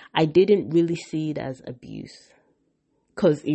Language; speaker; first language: English; non-native, local second language; Yoruba